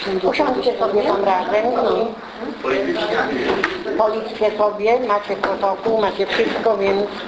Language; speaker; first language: Polish; native; Polish